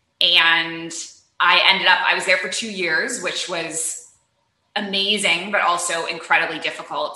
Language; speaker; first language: English; native; English